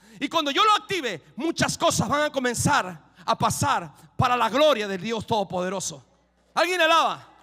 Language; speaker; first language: Spanish; native; Spanish